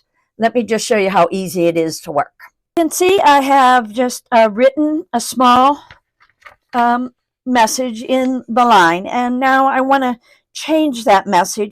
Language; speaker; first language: English; native; English